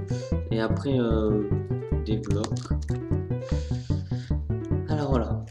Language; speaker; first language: French; native; French